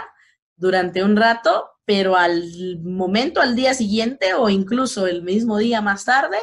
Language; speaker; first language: Spanish; native; Spanish